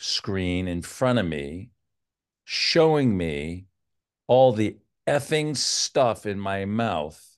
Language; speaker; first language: English; native; English